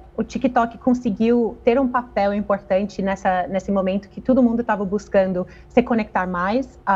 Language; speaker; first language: Portuguese; non-native, fluent; English